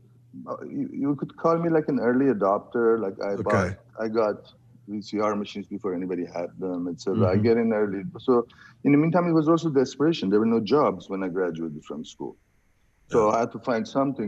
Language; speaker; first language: English; non-native, fluent; Persian